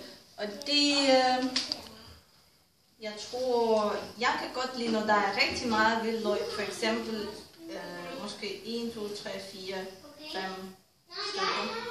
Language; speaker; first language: Danish; non-native, fluent; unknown